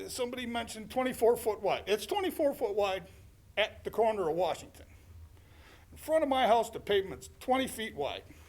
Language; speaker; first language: English; native; English